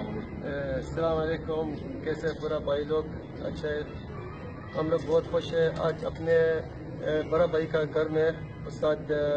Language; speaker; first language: Hindi; non-native, learner; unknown